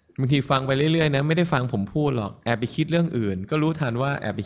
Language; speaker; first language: Thai; native; Thai